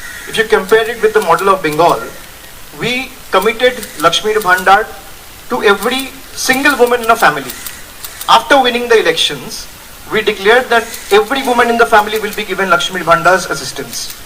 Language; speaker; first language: English; non-native, local second language; Bangla